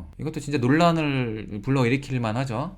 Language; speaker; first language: Korean; native; Korean